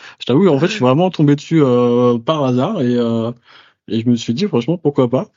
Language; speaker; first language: French; native; French